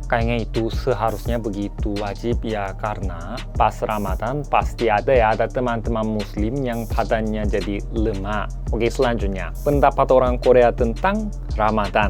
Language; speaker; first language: Indonesian; non-native, fluent; Korean